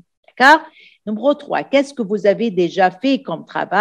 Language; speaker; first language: French; non-native, fluent; Arabic